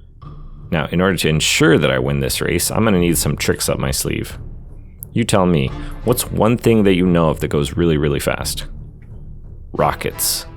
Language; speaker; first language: English; native; English